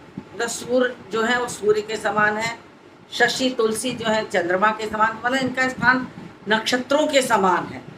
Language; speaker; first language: Hindi; native; Hindi